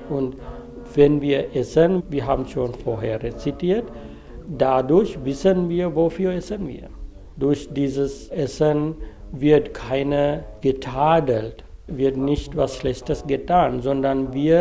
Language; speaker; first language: German; non-native, fluent; Sinhala